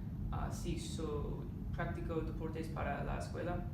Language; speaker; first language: Spanish; non-native, learner; English